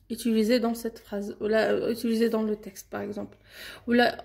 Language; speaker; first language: French; non-native, local second language; Arabic